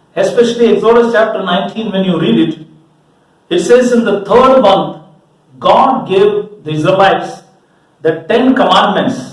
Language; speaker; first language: English; non-native, local second language; Malayalam